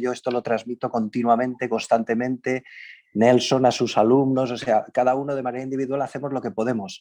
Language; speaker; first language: Spanish; native; Spanish